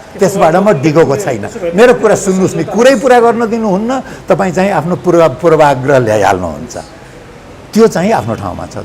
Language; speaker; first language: Nepali; non-native, local second language; Maithili